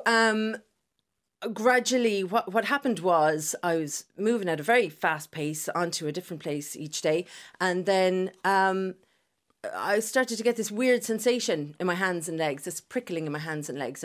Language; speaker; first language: English; native; English